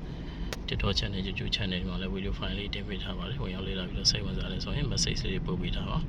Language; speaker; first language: Burmese; native; Burmese